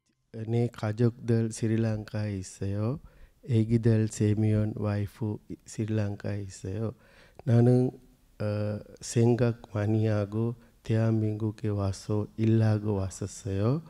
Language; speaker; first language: Korean; non-native, learner; Sinhala